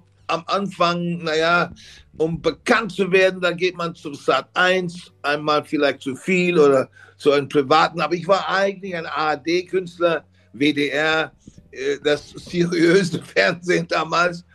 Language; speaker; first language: German; non-native, fluent; English